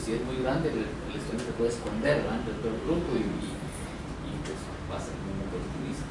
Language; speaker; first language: Spanish; native; Spanish